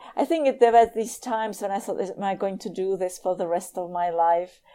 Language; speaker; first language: English; non-native, fluent; Czech